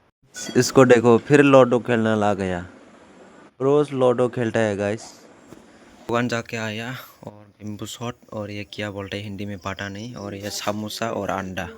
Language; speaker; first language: Hindi; non-native, local second language; Kok Borok